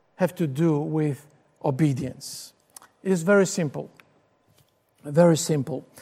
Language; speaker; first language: English; non-native, fluent; Polish